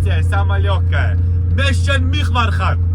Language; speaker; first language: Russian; non-native, fluent; Georgian